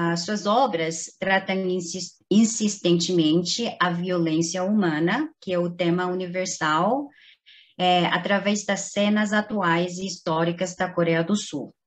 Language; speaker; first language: Portuguese; non-native, fluent; Korean